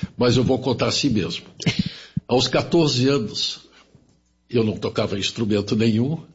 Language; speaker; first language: Portuguese; early bilingual, other home language; German